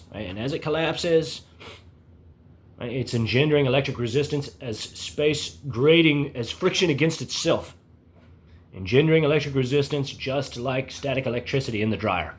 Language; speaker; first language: English; native; English